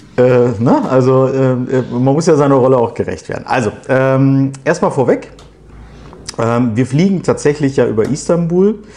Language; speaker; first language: German; early bilingual, other home language; Turkish